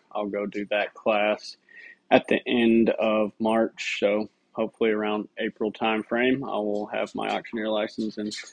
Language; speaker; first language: English; native; English